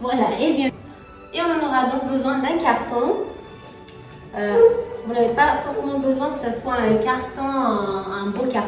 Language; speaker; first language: French; native; French